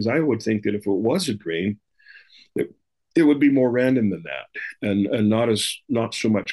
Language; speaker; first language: English; native; English